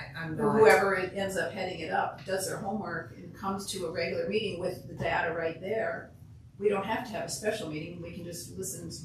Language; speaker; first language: English; native; English